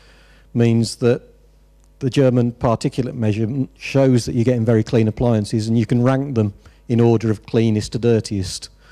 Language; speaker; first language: English; native; English